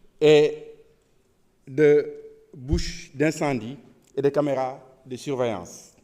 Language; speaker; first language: French; non-native, local second language; Wolof